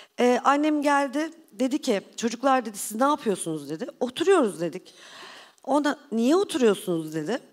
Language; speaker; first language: Turkish; native; Turkish